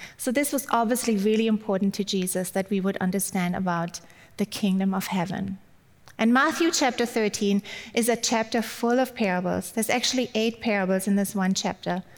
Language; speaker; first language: English; non-native, fluent; German